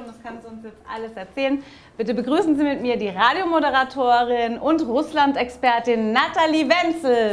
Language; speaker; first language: German; native; German